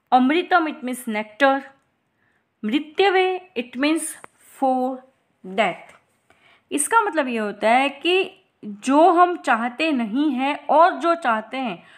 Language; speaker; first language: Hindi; non-native, local second language; Gujarati